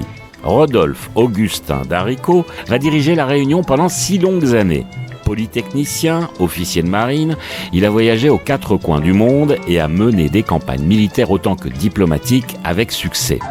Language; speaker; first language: French; native; French